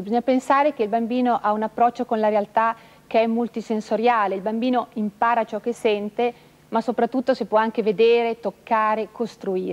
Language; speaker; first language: Italian; native; Italian